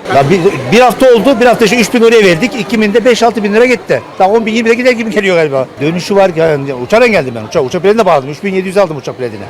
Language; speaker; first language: Turkish; early bilingual, heritage; Turkish